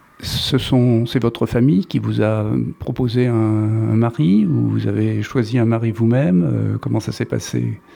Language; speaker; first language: French; native; French